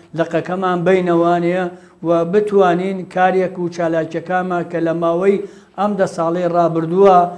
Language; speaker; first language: Central Kurdish; native; Central Kurdish